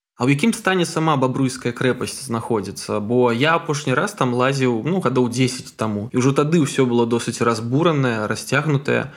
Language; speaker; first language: Belarusian; non-native, local second language; Russian